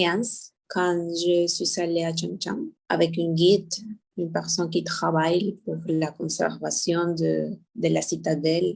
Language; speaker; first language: French; non-native, learner; Spanish